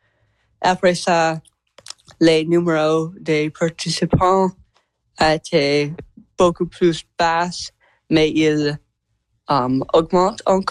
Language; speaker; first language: French; non-native, learner; English